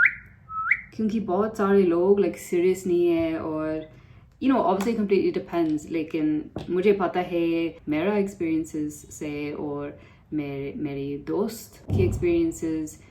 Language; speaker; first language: Hindi; non-native, learner; English